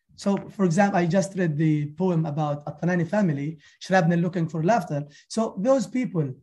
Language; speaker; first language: English; non-native, fluent; Arabic